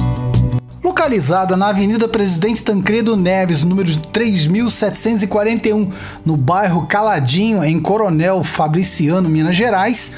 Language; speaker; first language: Portuguese; native; Portuguese